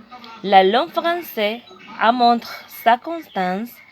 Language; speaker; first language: French; non-native, learner; Spanish